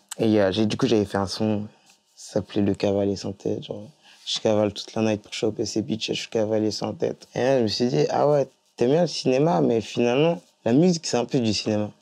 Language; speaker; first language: French; early bilingual, other home language; Fula